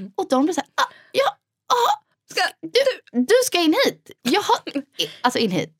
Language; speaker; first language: Swedish; early bilingual, heritage; Swedish